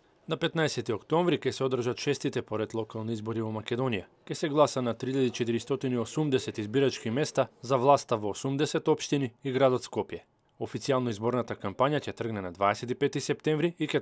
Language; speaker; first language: Macedonian; native; Macedonian